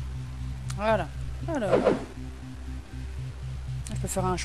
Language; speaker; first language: French; native; French